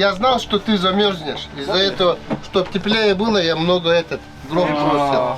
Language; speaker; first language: Russian; non-native, local second language; Yakut